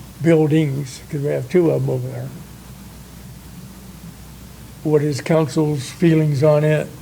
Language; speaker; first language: English; native; English